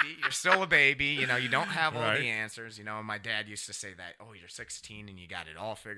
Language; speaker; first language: English; native; English